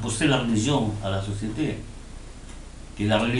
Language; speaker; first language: French; non-native, fluent; Spanish